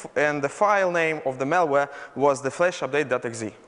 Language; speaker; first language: English; non-native, fluent; Russian